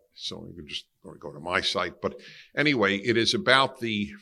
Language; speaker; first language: English; native; English